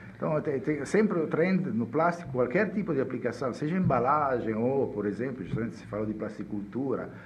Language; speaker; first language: Portuguese; non-native, fluent; Italian